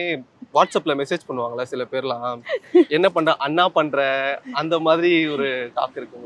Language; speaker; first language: Tamil; native; Tamil